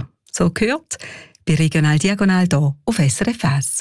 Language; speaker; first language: German; native; German